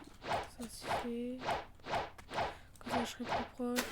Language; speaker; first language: French; native; French